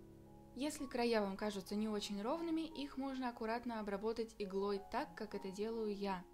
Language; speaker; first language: Russian; native; Russian